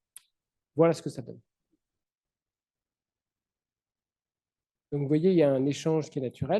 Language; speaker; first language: French; native; French